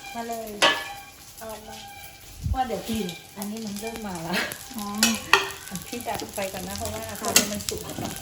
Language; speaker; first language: Thai; non-native, local second language; Karen languages